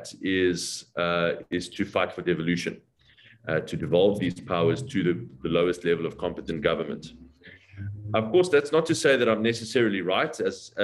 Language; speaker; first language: English; native; English